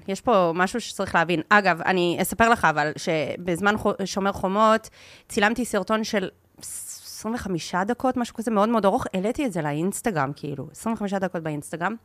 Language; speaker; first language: Hebrew; early bilingual, heritage; English